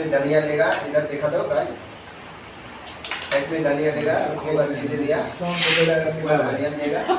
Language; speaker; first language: Hindi; non-native, local second language; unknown